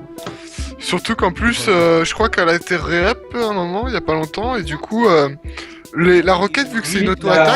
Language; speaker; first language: French; native; French